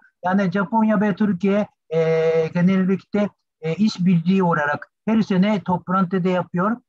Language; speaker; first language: Turkish; non-native, learner; Japanese